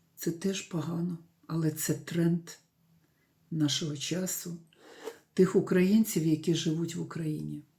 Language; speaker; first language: Ukrainian; non-native, local second language; Russian